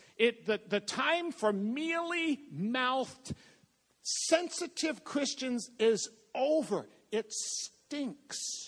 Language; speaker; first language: English; native; English